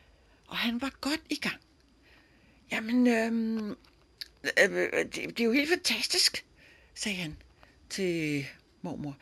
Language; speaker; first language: Danish; native; Danish